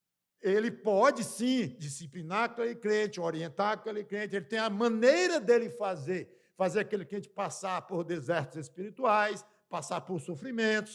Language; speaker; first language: Portuguese; native; Portuguese